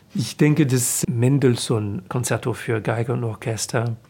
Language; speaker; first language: German; non-native, fluent; French